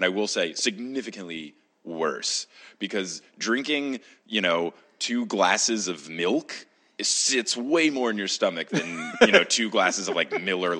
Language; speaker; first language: English; native; English